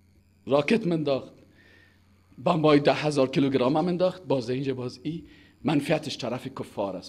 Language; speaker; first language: Persian; native; Persian